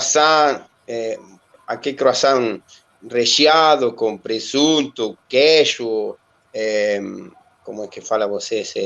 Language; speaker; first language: Portuguese; non-native, learner; Spanish